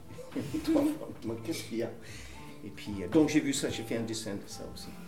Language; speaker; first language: French; non-native, fluent; English